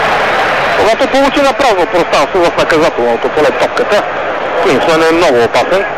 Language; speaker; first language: Bulgarian; native; Bulgarian